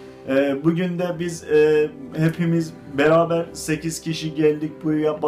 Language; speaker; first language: Turkish; non-native, learner; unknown